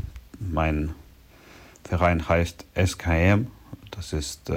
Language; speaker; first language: German; non-native, learner; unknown